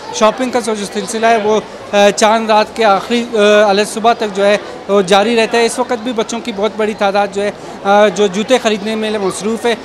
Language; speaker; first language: Urdu; non-native, local second language; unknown